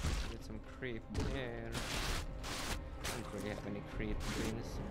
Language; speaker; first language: English; non-native, fluent; Finnish